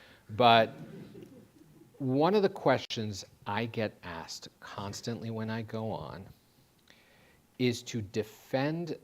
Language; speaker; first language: English; native; English